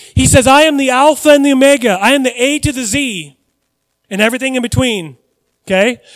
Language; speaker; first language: English; native; English